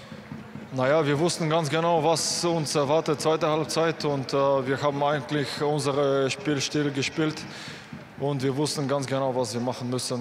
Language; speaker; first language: German; non-native, fluent; Bulgarian